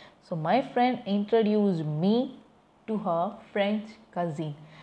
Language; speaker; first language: English; non-native, local second language; Tamil